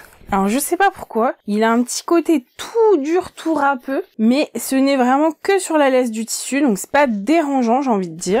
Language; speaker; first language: French; native; French